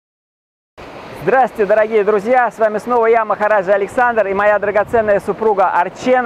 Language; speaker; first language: Russian; native; Russian